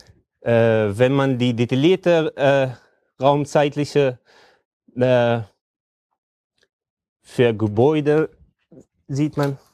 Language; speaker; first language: German; non-native, fluent; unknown